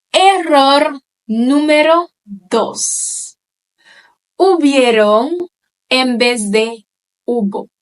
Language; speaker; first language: Spanish; non-native, fluent; Haitian Creole